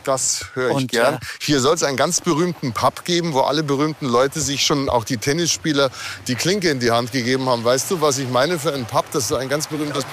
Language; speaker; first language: German; native; German